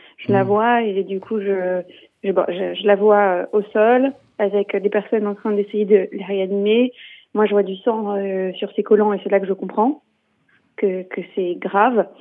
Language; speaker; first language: French; native; French